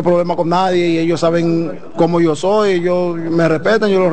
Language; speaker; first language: Spanish; native; Spanish